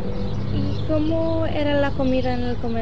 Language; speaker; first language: Spanish; early bilingual, heritage; Spanish